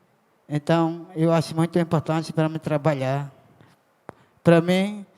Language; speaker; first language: Portuguese; non-native, local second language; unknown